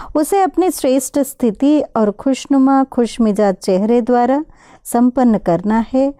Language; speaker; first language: Hindi; non-native, local second language; Telugu